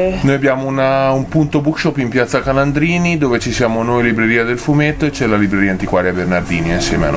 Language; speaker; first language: Italian; native; Italian